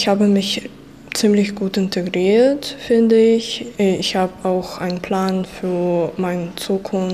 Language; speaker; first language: German; early bilingual, other home language; Ukrainian